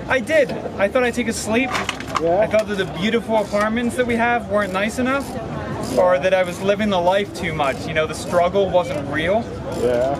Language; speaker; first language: English; native; English